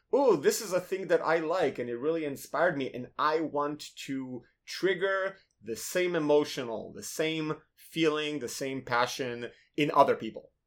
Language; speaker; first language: English; non-native, fluent; Hebrew